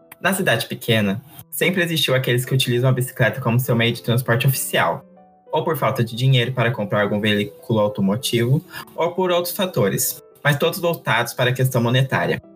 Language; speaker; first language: Portuguese; native; Portuguese